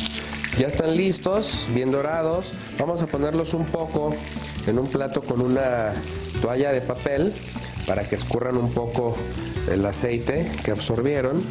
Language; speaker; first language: Spanish; native; Spanish